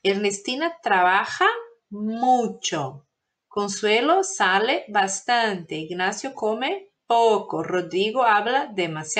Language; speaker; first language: Spanish; non-native, fluent; Portuguese